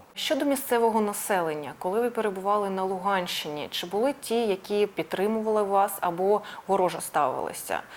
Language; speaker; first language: Ukrainian; non-native, local second language; Russian